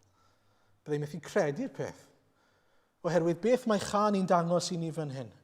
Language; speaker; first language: Welsh; native; Welsh